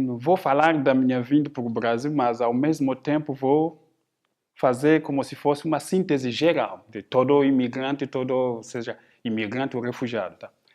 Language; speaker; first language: Portuguese; non-native, fluent; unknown